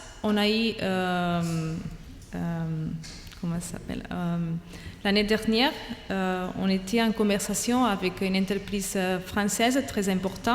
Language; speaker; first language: French; non-native, fluent; Catalan